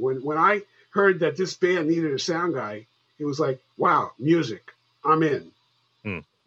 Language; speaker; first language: English; native; English